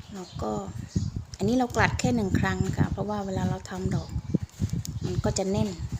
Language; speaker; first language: Thai; native; Thai